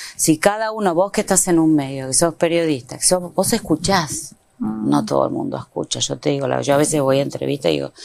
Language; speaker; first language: Spanish; native; Spanish